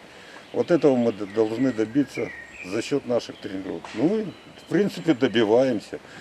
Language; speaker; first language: Russian; native; Russian